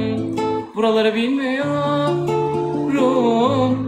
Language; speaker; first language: Turkish; native; Turkish